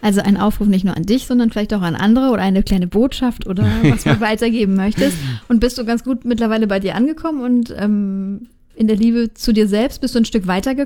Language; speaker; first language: German; native; German